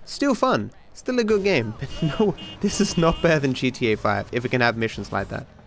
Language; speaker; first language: English; native; English